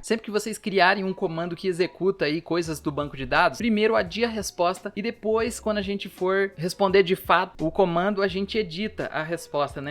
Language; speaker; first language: Portuguese; native; Portuguese